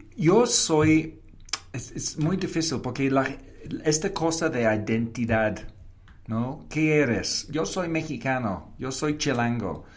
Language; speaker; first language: Spanish; non-native, fluent; English